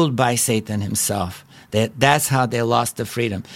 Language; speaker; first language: English; non-native, fluent; Bulgarian